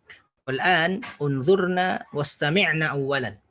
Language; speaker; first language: Arabic; non-native, fluent; Indonesian